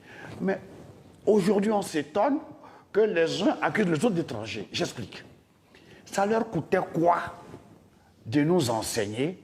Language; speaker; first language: French; non-native, local second language; Dyula